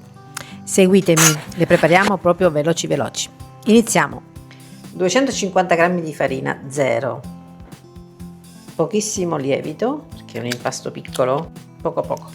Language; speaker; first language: Italian; native; Italian